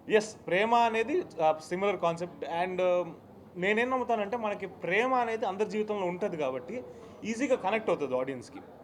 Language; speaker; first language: Telugu; native; Telugu